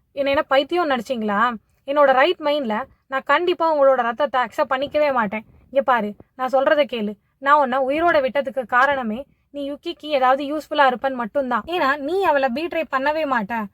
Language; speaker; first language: Tamil; native; Tamil